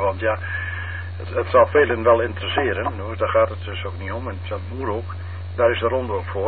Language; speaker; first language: Dutch; native; Dutch